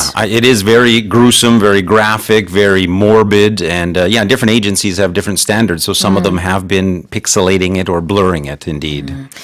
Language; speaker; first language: English; native; English